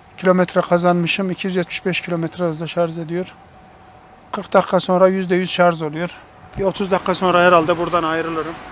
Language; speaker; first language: Turkish; native; Turkish